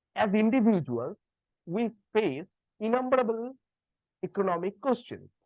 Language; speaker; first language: English; non-native, local second language; Bangla